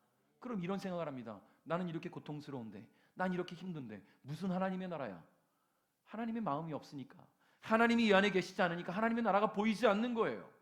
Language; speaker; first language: Korean; native; Korean